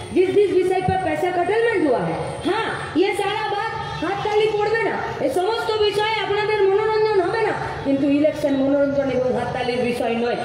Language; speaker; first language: Hindi; non-native, local second language; Bangla